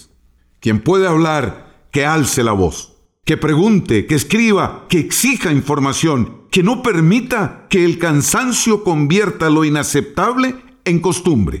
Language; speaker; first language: Spanish; native; Spanish